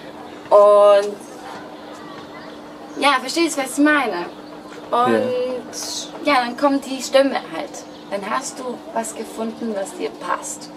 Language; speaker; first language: German; non-native, fluent; Greek